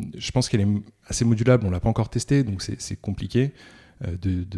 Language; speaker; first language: French; native; French